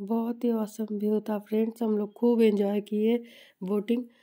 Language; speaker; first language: Hindi; non-native, local second language; Bangla